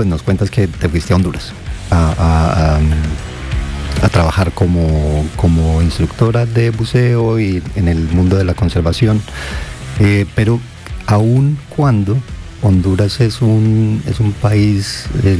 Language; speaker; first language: Spanish; non-native, fluent; English